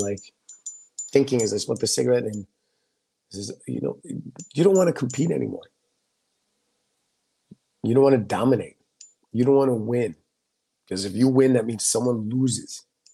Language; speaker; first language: English; native; English